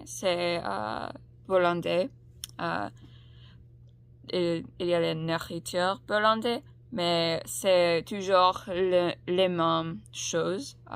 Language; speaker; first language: French; non-native, learner; English